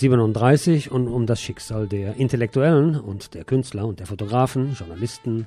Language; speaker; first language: German; native; German